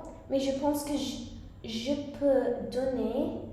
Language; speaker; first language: French; non-native, learner; English